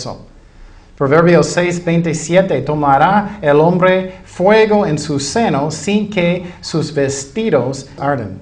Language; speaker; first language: Spanish; non-native, fluent; English